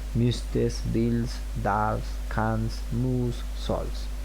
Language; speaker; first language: German; non-native, fluent; Spanish